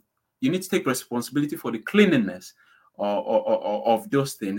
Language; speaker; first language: English; non-native, local second language; Yoruba